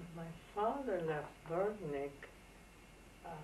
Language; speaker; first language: English; early bilingual, other home language; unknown